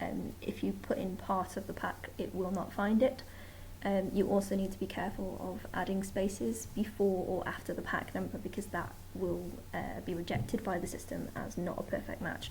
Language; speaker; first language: English; native; English